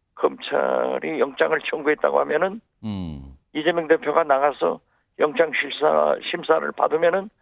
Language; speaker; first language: Korean; native; Korean